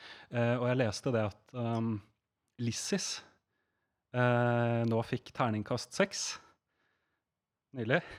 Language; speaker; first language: Norwegian; native; Norwegian